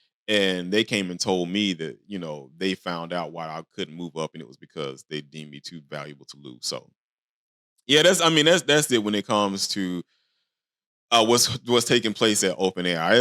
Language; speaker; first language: English; native; English